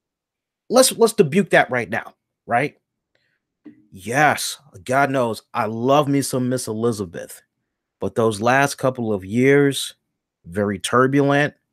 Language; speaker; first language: English; native; English